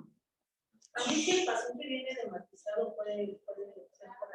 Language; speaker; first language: Spanish; native; Spanish